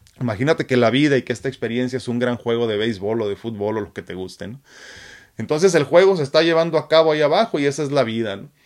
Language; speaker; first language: Spanish; native; Spanish